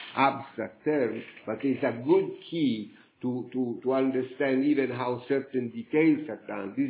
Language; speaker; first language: English; non-native, fluent; Italian